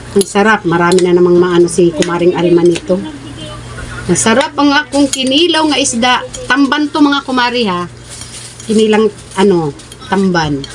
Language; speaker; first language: Filipino; non-native, local second language; Cebuano